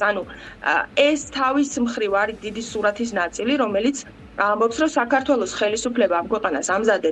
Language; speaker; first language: Georgian; native; Georgian